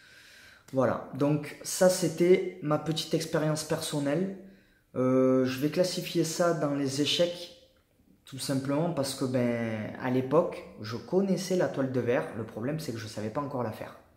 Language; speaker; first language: French; native; French